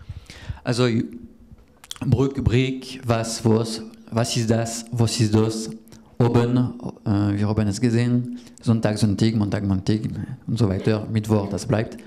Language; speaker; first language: German; non-native, learner; French